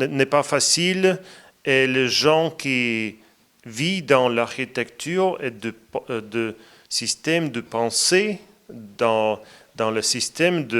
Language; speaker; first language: French; non-native, fluent; Latvian